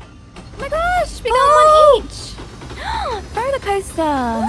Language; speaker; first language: English; native; English